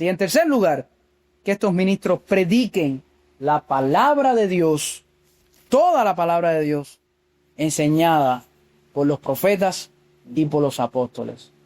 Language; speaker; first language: Spanish; native; Spanish